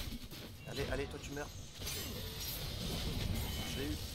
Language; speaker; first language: French; native; French